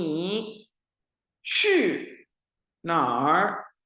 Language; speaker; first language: Chinese; non-native, learner; Urdu